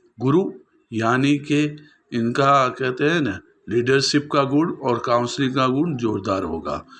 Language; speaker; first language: Hindi; non-native, local second language; Gujarati